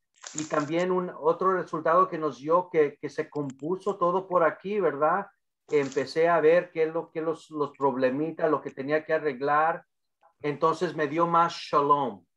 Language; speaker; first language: Spanish; early bilingual, other home language; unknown